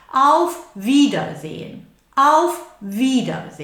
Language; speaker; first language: German; non-native, fluent; English